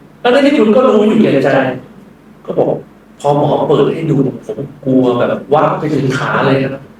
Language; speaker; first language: Thai; native; Thai